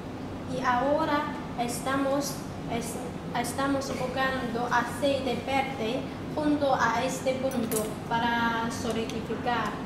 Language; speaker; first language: Spanish; non-native, learner; Chinese